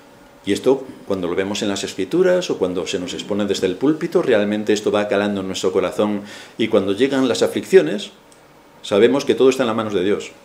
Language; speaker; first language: Spanish; native; Spanish